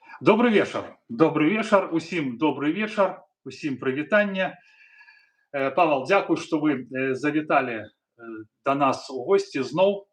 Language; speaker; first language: Belarusian; native; Belarusian